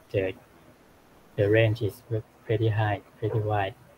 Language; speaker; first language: English; non-native, fluent; Thai